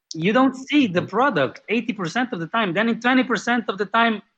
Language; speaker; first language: English; non-native, fluent; Slovenian